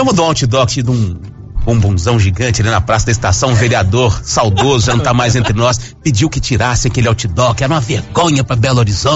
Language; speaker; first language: Portuguese; native; Portuguese